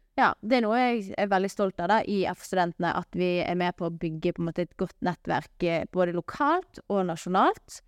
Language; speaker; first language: Norwegian; native; Norwegian